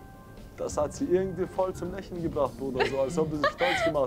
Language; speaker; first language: German; native; German